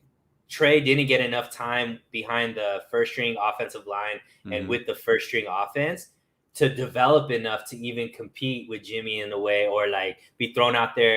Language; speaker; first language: English; native; English